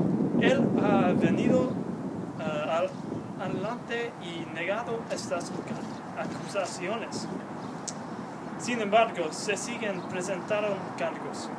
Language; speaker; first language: Spanish; non-native, learner; English